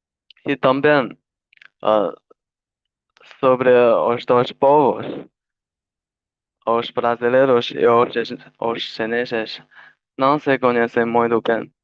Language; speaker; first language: Portuguese; non-native, learner; Chinese